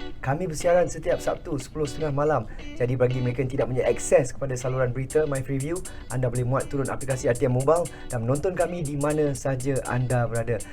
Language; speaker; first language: Malay; native; Malay